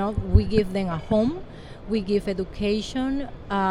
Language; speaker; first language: English; non-native, learner; Spanish